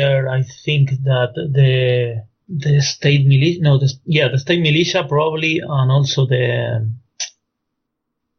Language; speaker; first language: English; non-native, fluent; Spanish